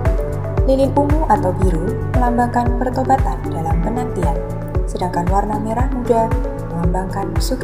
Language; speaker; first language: Indonesian; native; Indonesian